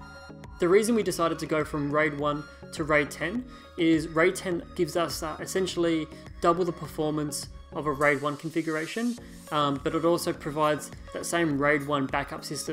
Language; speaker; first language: English; native; English